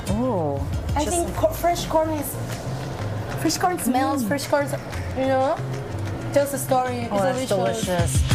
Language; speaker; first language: English; non-native, fluent; Spanish